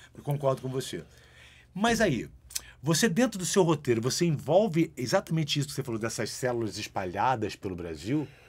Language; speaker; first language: Portuguese; native; Portuguese